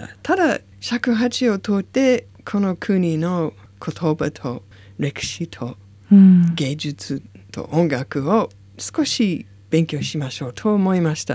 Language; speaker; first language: Japanese; non-native, learner; English